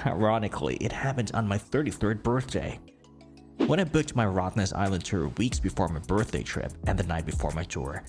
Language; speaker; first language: English; non-native, local second language; Cebuano